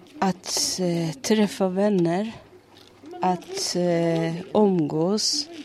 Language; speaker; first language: Swedish; non-native, fluent; Persian